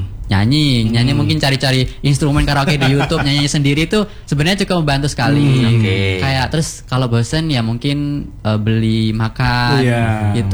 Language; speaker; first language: Indonesian; non-native, local second language; Javanese